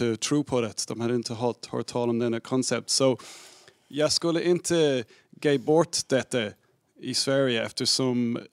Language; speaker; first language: Swedish; non-native, fluent; English